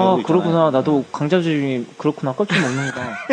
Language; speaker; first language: Korean; native; Korean